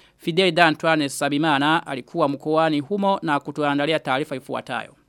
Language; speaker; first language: Swahili; non-native, local second language; Rundi